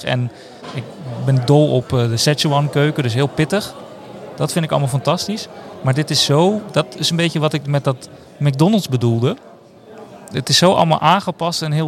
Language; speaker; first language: Dutch; native; Dutch